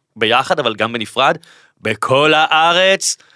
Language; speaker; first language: Hebrew; native; Hebrew